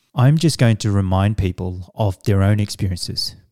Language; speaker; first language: English; early bilingual, other home language; Samoan